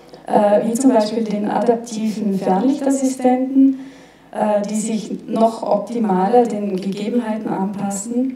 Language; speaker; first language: German; native; German